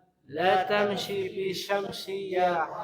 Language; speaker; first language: Arabic; non-native, learner; Indonesian